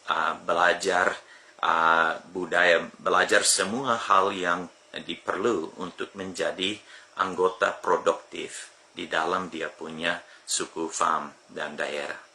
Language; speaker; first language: Indonesian; non-native, fluent; English